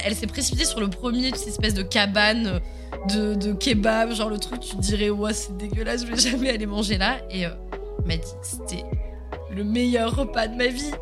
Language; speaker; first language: French; early bilingual, other home language; Swiss German